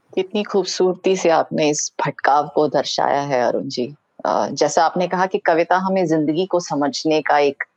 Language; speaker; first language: Hindi; native; Hindi